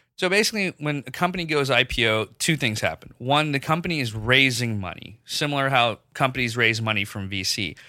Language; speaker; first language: English; non-native, local second language; Urdu